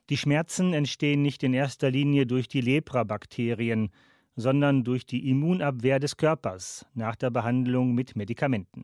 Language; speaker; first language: German; native; German